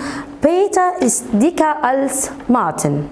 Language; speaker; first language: German; non-native, fluent; Arabic